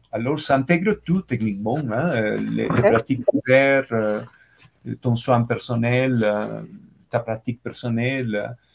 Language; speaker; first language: French; non-native, fluent; Spanish